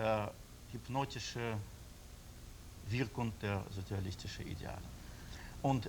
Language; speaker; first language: German; non-native, learner; Russian